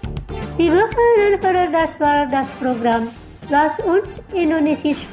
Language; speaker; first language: German; non-native, fluent; Indonesian